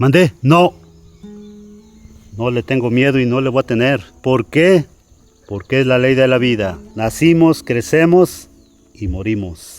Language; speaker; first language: Spanish; native; Spanish